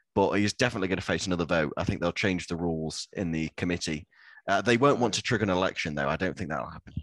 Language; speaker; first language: English; native; English